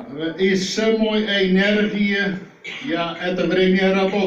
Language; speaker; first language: Russian; non-native, learner; Dutch